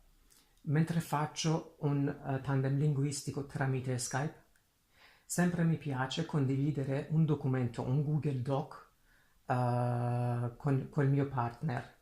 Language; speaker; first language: Italian; non-native, fluent; Persian